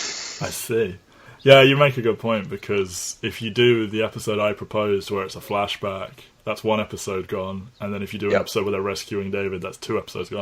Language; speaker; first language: English; native; English